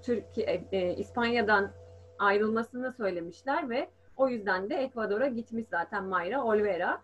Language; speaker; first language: Turkish; native; Turkish